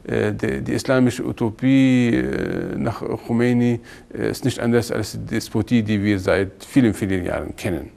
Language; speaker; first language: German; non-native, fluent; Arabic